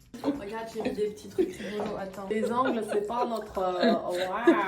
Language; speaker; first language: French; native; French